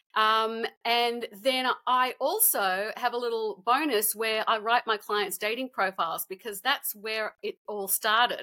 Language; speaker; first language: English; native; English